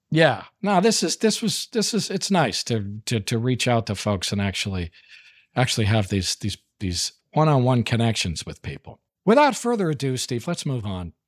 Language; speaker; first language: English; native; English